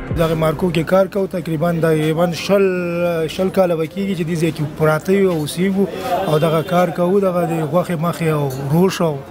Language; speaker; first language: Pashto; native; Pashto